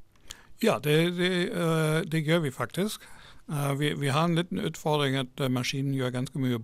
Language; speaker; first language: Norwegian; non-native, fluent; German